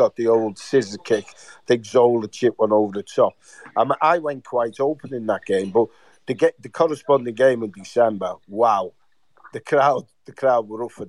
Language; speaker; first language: English; native; English